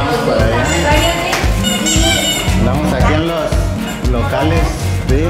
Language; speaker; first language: Spanish; native; Spanish